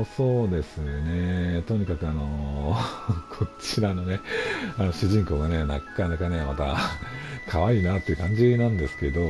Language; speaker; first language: Japanese; native; Japanese